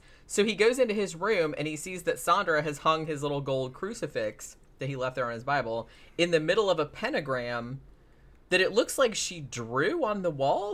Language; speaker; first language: English; native; English